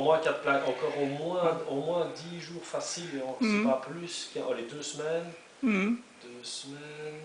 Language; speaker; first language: French; native; French